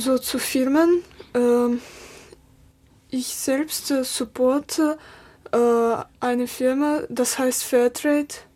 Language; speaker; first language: German; non-native, learner; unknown